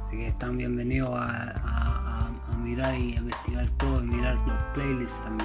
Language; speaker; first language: Spanish; non-native, learner; English